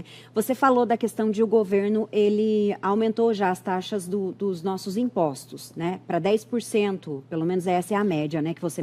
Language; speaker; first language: Portuguese; native; Portuguese